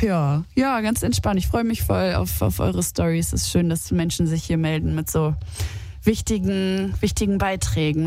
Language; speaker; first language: German; native; German